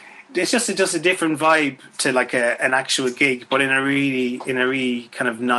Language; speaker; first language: English; native; English